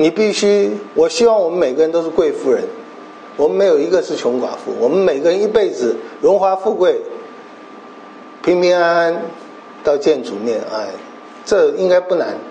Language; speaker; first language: Chinese; native; Chinese